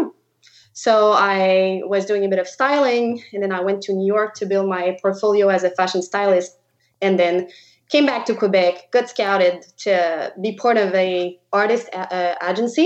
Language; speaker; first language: English; non-native, fluent; French